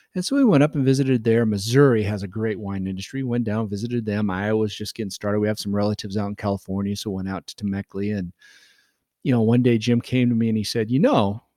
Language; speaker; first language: English; native; English